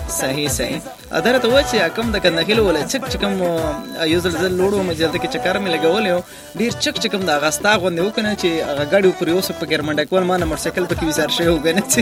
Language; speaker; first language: Pashto; non-native, local second language; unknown